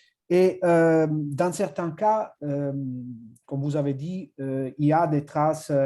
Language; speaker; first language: French; non-native, fluent; Italian